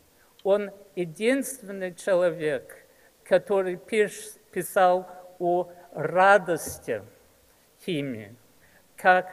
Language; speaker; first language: Russian; early bilingual, heritage; English